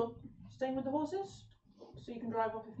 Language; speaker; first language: English; native; English